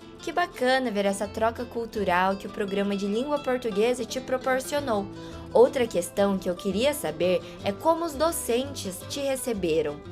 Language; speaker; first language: Portuguese; native; Portuguese